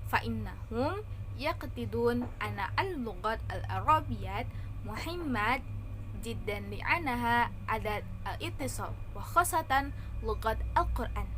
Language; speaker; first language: Arabic; non-native, learner; Indonesian